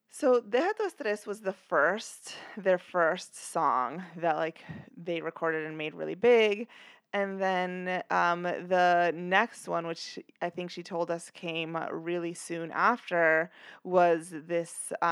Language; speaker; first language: English; early bilingual, other home language; Spanish